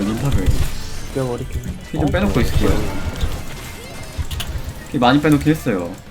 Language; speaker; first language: Korean; native; Korean